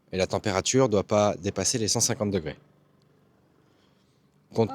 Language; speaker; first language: French; native; French